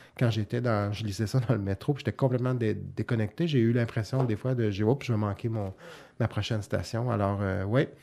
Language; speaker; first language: French; native; French